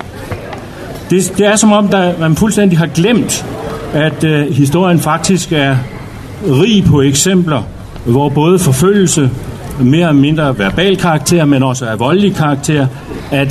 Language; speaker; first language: Danish; native; Danish